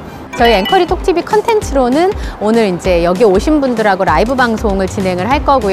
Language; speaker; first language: Korean; native; Korean